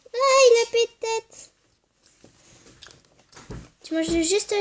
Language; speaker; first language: French; native; French